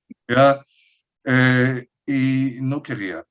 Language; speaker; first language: Spanish; non-native, fluent; German